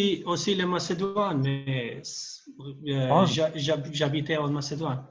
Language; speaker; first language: French; non-native, learner; Albanian